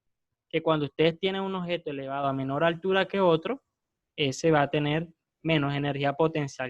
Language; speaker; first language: Spanish; native; Spanish